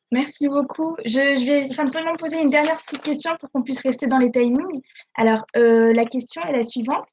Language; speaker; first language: French; native; French